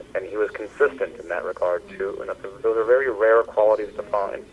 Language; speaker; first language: English; early bilingual, other home language; Persian